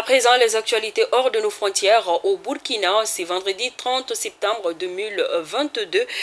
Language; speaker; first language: French; non-native, local second language; Bambara